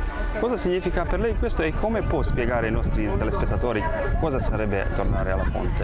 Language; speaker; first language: Italian; non-native, fluent; Croatian